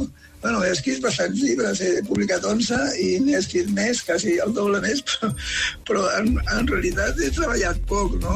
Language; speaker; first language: Catalan; non-native, local second language; Spanish